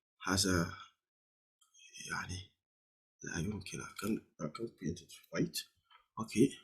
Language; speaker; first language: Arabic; non-native, fluent; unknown